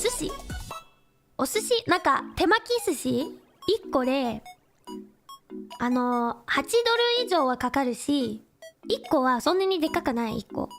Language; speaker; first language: Japanese; non-native, learner; English